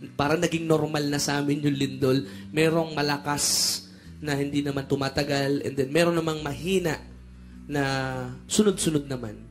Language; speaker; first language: Filipino; native; Filipino